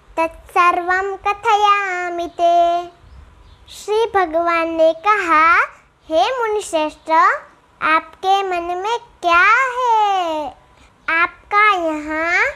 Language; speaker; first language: Hindi; non-native, local second language; Gujarati